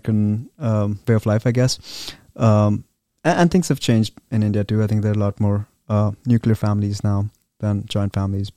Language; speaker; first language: English; non-native, local second language; Hindi